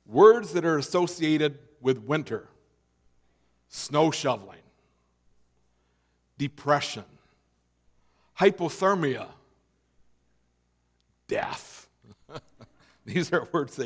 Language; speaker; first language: English; native; English